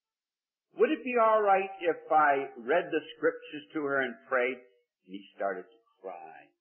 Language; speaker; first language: English; native; English